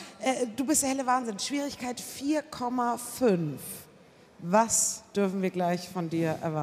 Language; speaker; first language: German; native; German